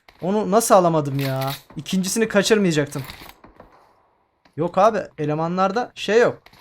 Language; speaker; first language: Turkish; native; Turkish